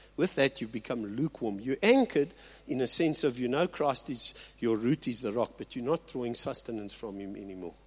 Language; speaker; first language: English; non-native, local second language; Afrikaans